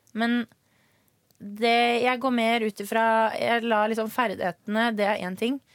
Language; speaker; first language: Norwegian; early bilingual, other home language; Swedish